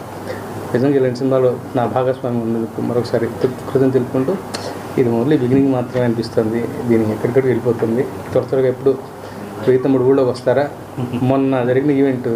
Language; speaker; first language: Telugu; native; Telugu